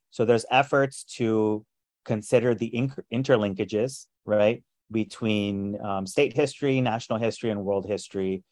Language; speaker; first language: English; native; English